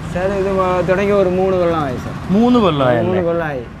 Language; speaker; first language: Malayalam; non-native, learner; Tamil